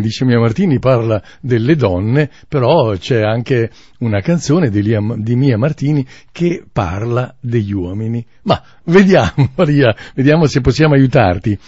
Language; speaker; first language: Italian; native; Italian